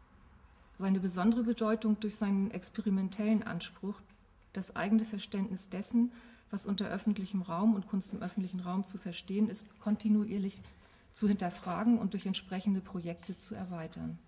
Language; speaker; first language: German; native; German